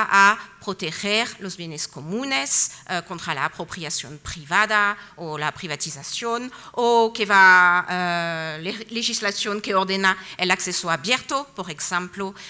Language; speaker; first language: Spanish; non-native, fluent; French